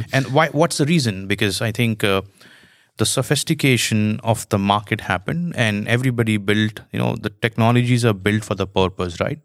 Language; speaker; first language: English; non-native, local second language; Hindi